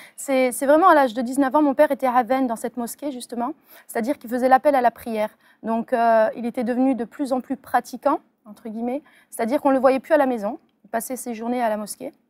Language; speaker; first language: French; early bilingual, other home language; Arabic